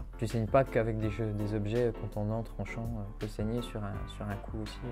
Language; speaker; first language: French; native; French